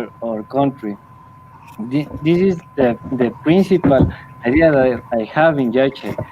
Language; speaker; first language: English; non-native, learner; Spanish